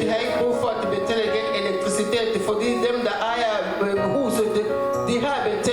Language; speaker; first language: Danish; non-native, learner; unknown